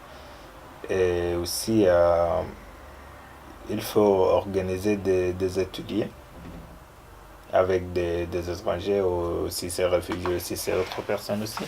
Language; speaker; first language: French; non-native, learner; Arabic